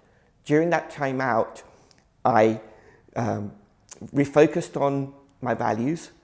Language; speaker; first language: English; early bilingual, other home language; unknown